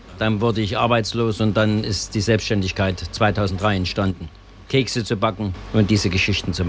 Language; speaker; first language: German; native; German